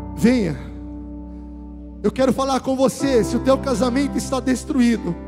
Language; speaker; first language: Portuguese; native; Portuguese